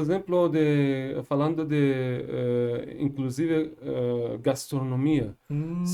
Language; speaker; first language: Portuguese; non-native, learner; Persian